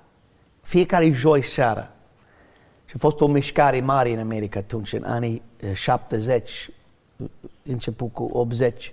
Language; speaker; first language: Romanian; non-native, fluent; English